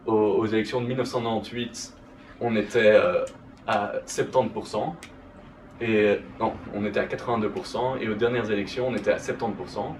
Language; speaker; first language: French; native; French